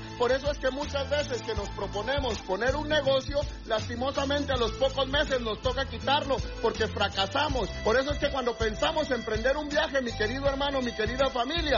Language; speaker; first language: Spanish; native; Spanish